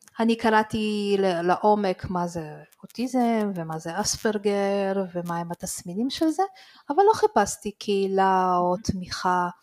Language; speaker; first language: Hebrew; early bilingual, other home language; Russian